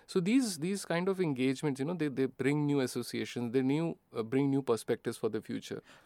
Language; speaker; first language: English; non-native, local second language; Hindi